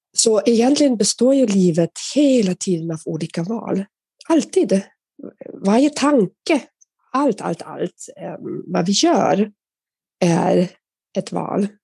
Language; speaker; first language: Swedish; non-native, fluent; German